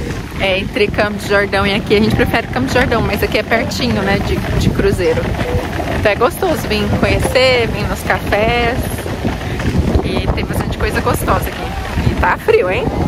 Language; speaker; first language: Portuguese; native; Portuguese